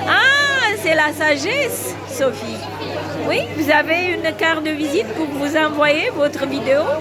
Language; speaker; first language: French; non-native, fluent; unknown